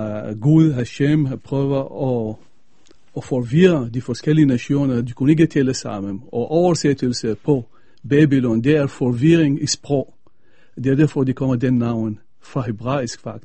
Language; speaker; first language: Danish; non-native, fluent; Arabic